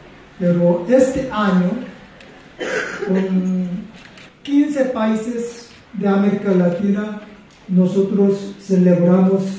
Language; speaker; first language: Spanish; non-native, fluent; Korean